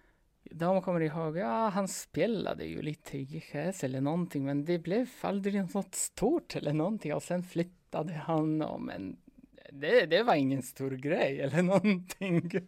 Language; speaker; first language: Swedish; non-native, fluent; Polish